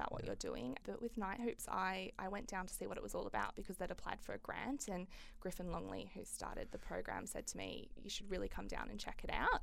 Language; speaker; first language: English; native; English